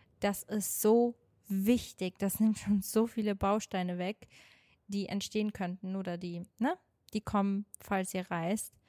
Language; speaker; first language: German; non-native, fluent; Portuguese